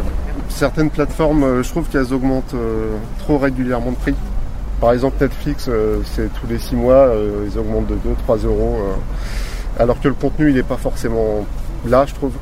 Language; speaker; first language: French; native; French